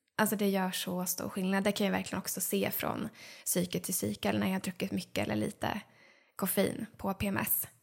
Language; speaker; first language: Swedish; native; Swedish